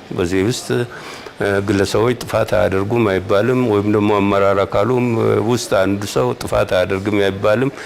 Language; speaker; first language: Amharic; non-native, local second language; Oromo